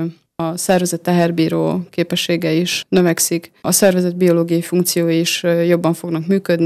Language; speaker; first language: Hungarian; native; Hungarian